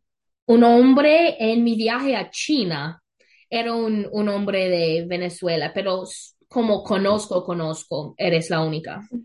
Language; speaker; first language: Spanish; non-native, learner; English